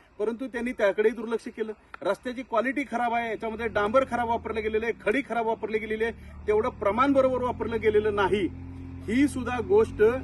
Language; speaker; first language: Marathi; native; Marathi